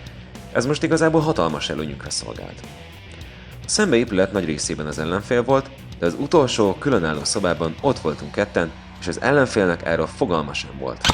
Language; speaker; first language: Hungarian; native; Hungarian